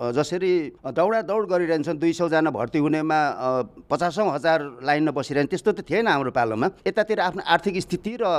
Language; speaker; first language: Nepali; non-native, local second language; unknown